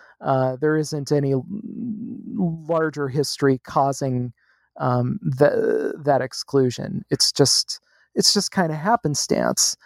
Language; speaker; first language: English; native; English